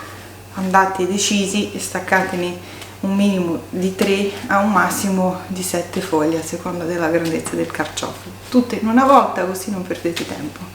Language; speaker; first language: Italian; native; Italian